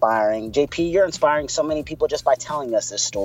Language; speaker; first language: English; non-native, fluent; Spanish